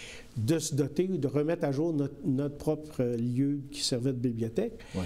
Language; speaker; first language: French; native; French